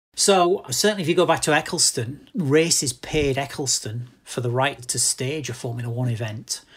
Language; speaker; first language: English; native; English